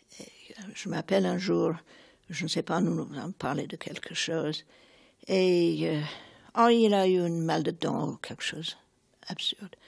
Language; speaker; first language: French; non-native, fluent; English